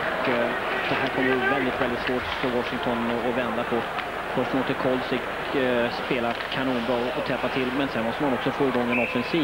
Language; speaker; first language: Swedish; native; Swedish